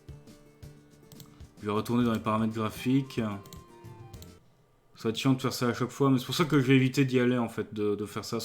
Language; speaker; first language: French; native; French